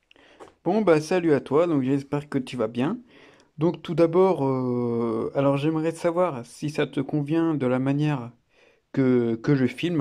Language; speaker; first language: French; native; French